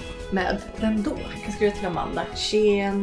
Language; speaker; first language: Swedish; native; Swedish